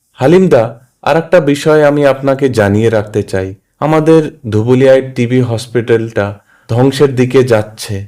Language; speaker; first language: Bangla; early bilingual, heritage; Bangla